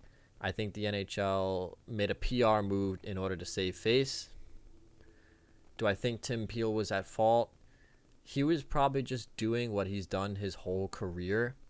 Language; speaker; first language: English; native; English